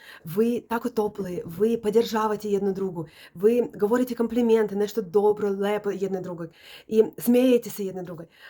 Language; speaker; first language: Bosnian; non-native, learner; Russian